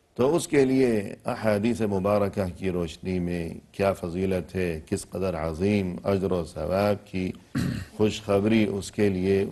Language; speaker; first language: Urdu; native; Urdu